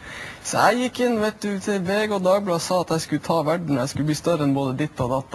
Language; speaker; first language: Norwegian; native; Norwegian